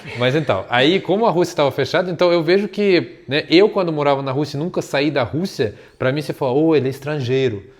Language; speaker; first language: Portuguese; non-native, fluent; Russian